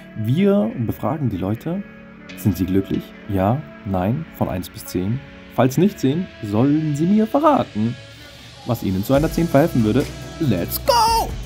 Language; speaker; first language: German; native; German